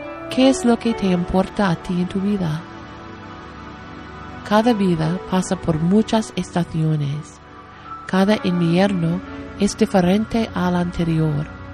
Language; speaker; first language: Spanish; non-native, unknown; English